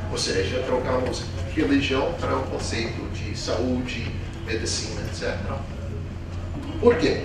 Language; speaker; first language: Portuguese; non-native, fluent; English